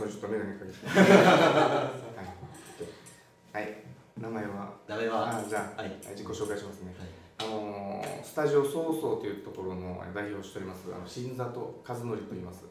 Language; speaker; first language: Japanese; native; Japanese